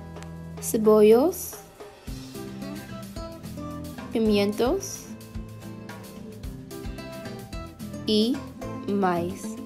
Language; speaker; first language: Spanish; non-native, learner; English